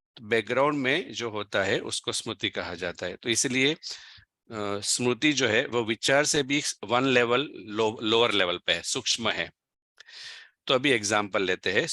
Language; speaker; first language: Hindi; non-native, local second language; Gujarati